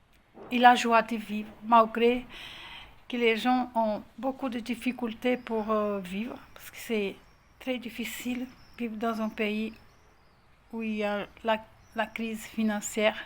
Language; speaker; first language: French; non-native, fluent; Portuguese